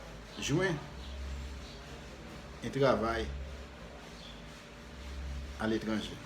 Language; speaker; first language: French; non-native, fluent; Spanish